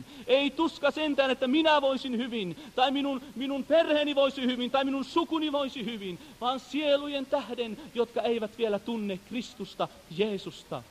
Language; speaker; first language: Finnish; native; Finnish